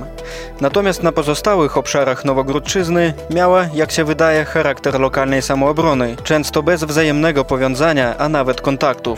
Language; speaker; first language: Polish; native; Polish